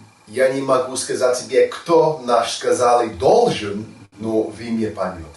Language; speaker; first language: Russian; non-native, learner; English